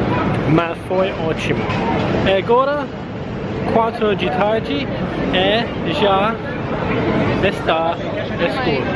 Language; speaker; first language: Portuguese; non-native, learner; English